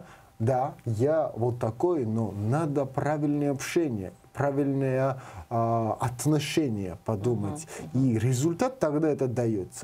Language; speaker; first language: Russian; non-native, learner; Georgian